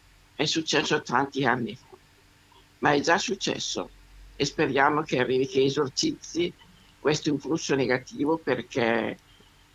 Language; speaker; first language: Italian; native; Italian